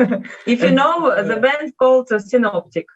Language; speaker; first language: English; non-native, learner; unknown